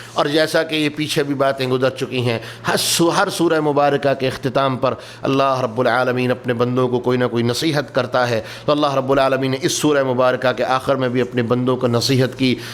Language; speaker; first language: Urdu; native; Urdu